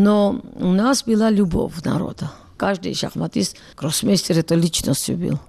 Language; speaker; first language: Russian; non-native, local second language; Georgian